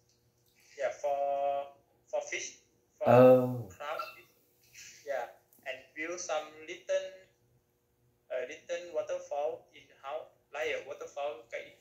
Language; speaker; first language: English; non-native, learner; Thai